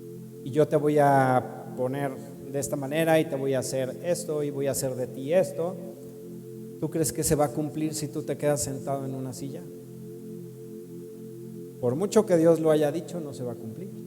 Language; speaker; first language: Spanish; native; Spanish